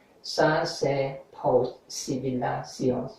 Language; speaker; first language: French; non-native, fluent; English